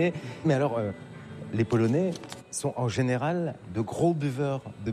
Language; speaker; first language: French; native; French